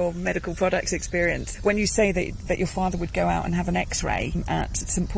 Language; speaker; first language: English; native; English